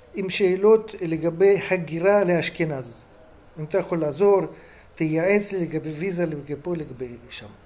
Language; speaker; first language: Hebrew; non-native, fluent; Russian